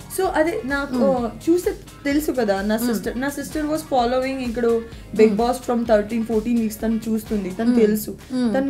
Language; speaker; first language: Telugu; non-native, learner; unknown